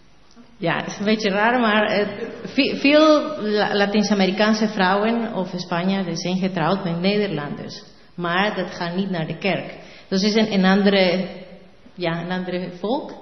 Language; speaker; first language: Dutch; non-native, learner; Spanish